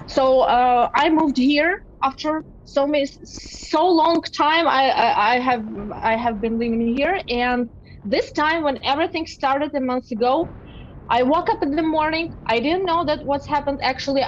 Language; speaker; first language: English; non-native, learner; Russian